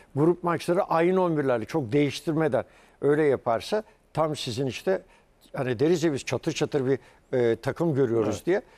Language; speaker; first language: Turkish; native; Turkish